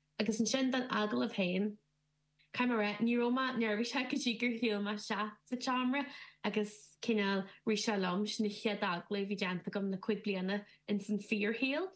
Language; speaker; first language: Irish; native; Irish